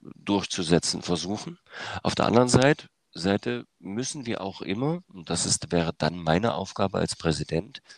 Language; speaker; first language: German; native; German